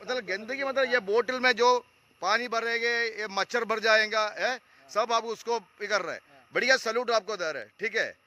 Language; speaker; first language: Hindi; non-native, local second language; Malayalam